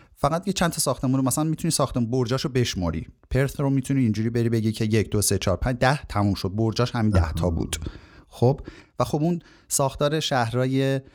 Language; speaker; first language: Persian; native; Persian